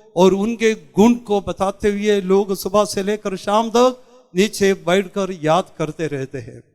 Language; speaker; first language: Hindi; non-native, local second language; Malayalam